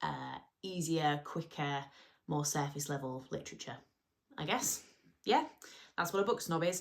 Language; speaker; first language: English; native; English